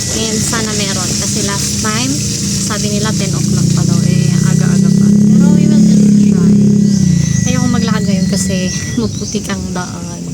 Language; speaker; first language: Filipino; native; Filipino